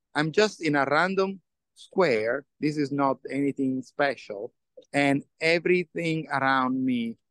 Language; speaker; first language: English; non-native, fluent; Italian